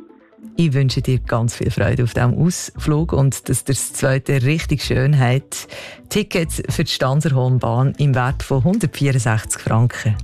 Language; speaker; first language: German; native; German